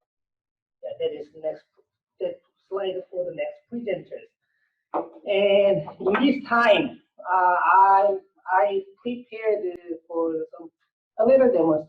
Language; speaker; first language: English; non-native, learner; Korean